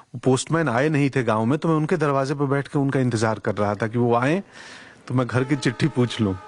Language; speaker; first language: Hindi; non-native, local second language; Bhojpuri